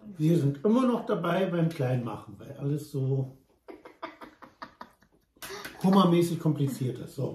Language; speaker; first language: German; native; German